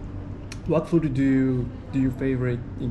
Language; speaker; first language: English; non-native, learner; Korean